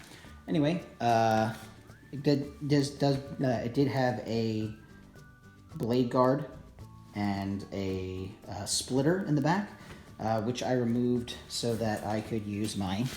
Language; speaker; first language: English; native; English